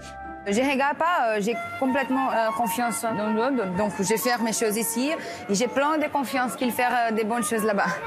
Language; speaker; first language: French; non-native, learner; Portuguese